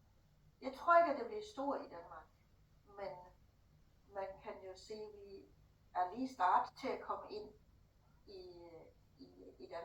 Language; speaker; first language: Danish; non-native, fluent; Thai